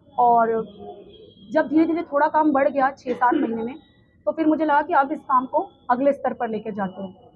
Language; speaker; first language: Hindi; native; Hindi